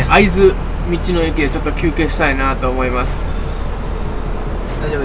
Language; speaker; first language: Japanese; native; Japanese